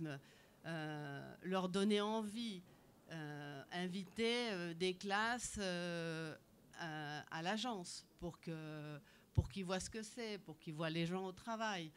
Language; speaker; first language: French; native; French